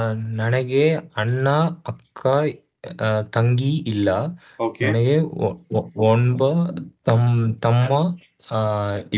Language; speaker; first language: Kannada; non-native, learner; Tamil